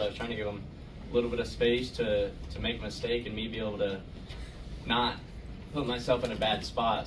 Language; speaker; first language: English; native; English